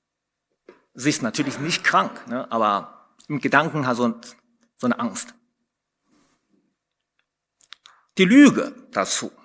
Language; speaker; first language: German; non-native, fluent; Chinese